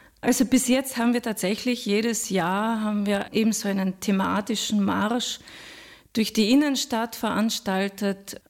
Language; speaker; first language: German; non-native, fluent; Russian